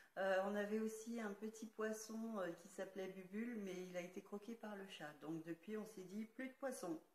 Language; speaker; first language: French; native; French